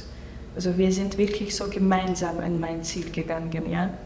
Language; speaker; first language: German; non-native, local second language; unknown